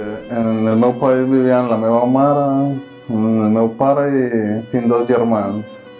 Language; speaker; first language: Catalan; early bilingual, other home language; Spanish